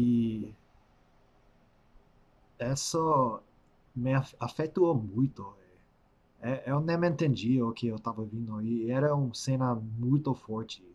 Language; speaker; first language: Portuguese; non-native, fluent; English